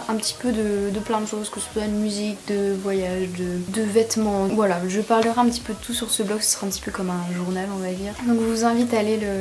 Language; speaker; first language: French; native; French